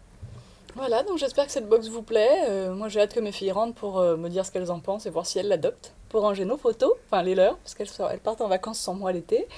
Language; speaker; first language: French; native; French